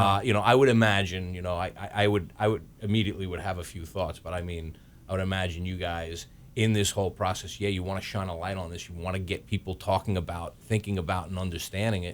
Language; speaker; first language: English; native; English